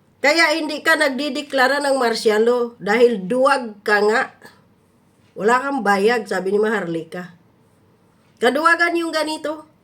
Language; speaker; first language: Filipino; non-native, local second language; Cebuano